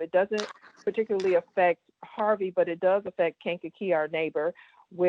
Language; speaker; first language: English; native; English